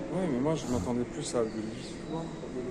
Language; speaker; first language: French; native; French